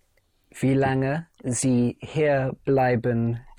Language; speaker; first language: German; non-native, learner; English